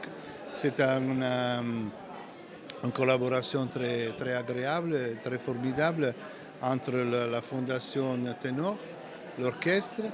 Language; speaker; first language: French; non-native, fluent; Italian